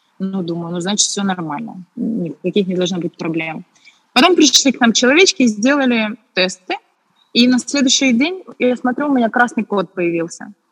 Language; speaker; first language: Russian; native; Russian